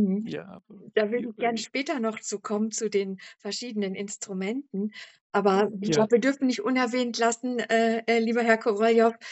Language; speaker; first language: German; native; German